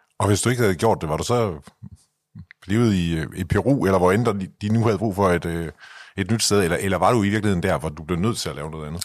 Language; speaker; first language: Danish; native; Danish